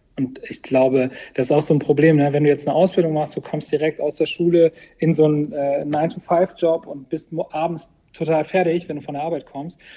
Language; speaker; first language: German; native; German